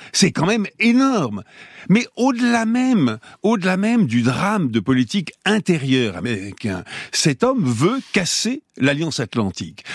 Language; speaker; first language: French; native; French